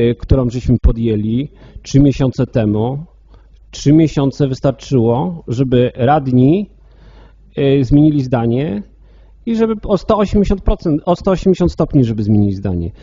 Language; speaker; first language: Polish; native; Polish